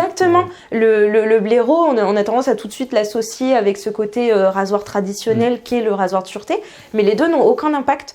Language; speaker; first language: French; native; French